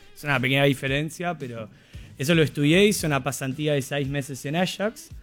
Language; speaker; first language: Spanish; non-native, fluent; Dutch